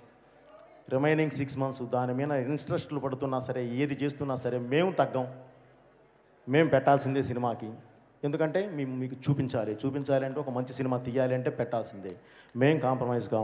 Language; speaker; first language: Telugu; native; Telugu